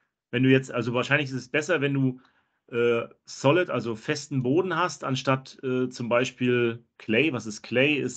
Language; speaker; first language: German; native; German